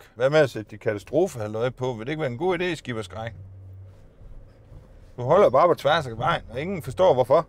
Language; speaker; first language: Danish; native; Danish